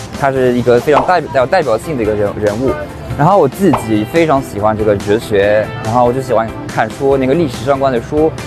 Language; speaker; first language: Chinese; non-native, fluent; French